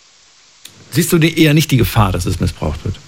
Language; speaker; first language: German; native; German